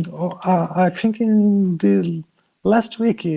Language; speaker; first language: English; non-native, learner; Portuguese